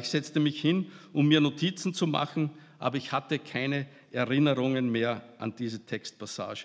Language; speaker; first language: German; native; German